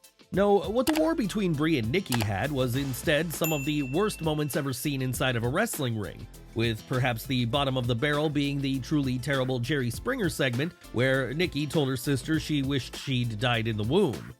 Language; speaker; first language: English; native; English